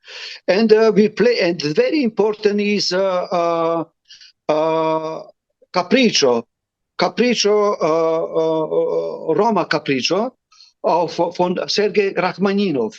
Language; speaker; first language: English; non-native, learner; Romany